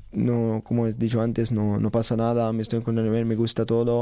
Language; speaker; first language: Spanish; non-native, learner; Italian